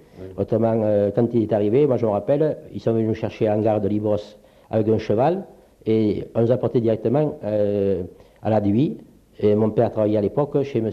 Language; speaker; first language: French; early bilingual, other home language; Polish